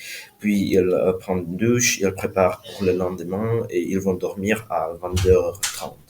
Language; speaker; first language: French; non-native, learner; Slovak